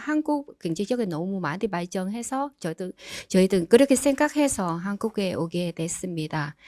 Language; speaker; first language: Korean; non-native, learner; Vietnamese